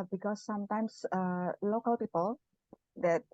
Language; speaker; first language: English; non-native, learner; Indonesian